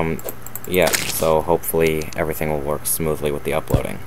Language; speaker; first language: English; native; English